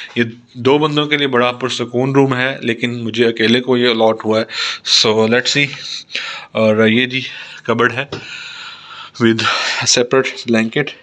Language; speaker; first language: Urdu; non-native, local second language; Punjabi